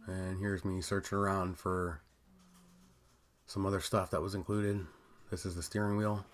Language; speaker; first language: English; native; English